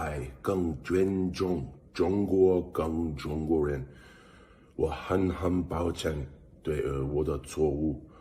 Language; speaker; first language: Chinese; non-native, learner; English